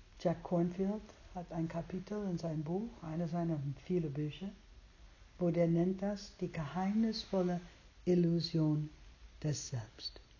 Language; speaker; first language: German; non-native, fluent; English